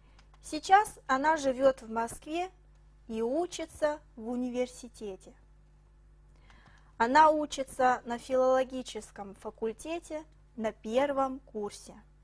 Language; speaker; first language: Russian; non-native, fluent; Chinese